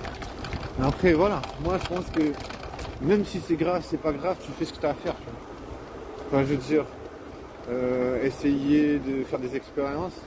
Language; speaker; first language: French; native; French